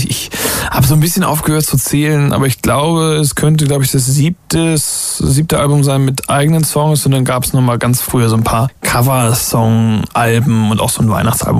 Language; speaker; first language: German; native; German